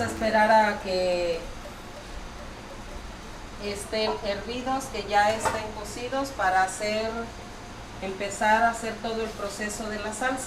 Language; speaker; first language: Spanish; native; Spanish